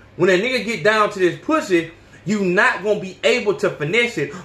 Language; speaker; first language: English; native; English